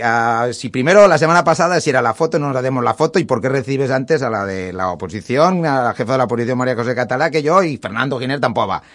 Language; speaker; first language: Spanish; non-native, local second language; Catalan